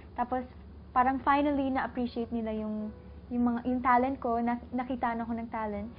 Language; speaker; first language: Filipino; early bilingual, other home language; English